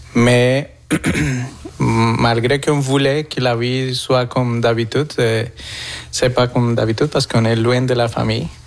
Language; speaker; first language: French; non-native, fluent; Spanish